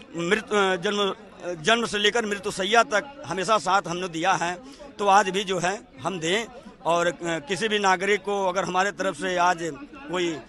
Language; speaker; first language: Hindi; native; Hindi